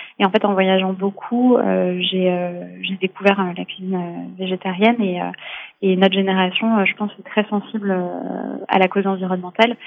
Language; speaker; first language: French; native; French